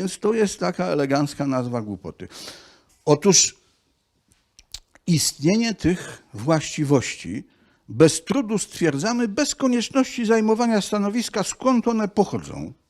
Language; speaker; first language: Polish; native; Polish